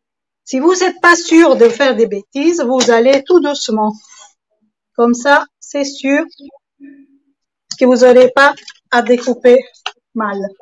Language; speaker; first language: French; non-native, fluent; Italian